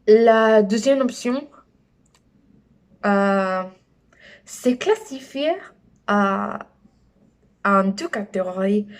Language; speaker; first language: French; non-native, learner; Spanish